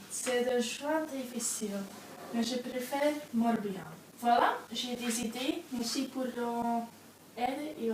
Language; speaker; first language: French; non-native, learner; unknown